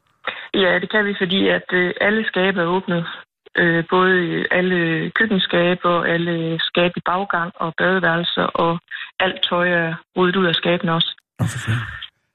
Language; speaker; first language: Danish; native; Danish